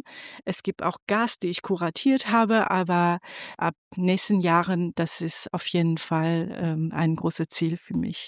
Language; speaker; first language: German; non-native, fluent; Persian